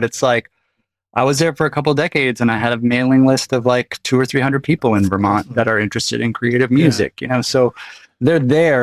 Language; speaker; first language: English; native; English